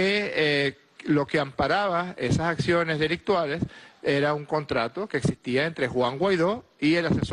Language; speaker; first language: Spanish; native; Spanish